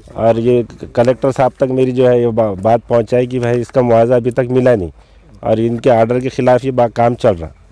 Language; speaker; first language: Hindi; non-native, local second language; Urdu